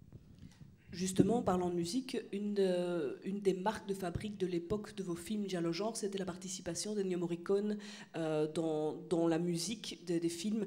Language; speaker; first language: French; native; French